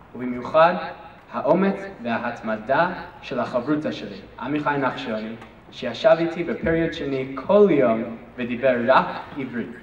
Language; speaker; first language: Hebrew; non-native, learner; English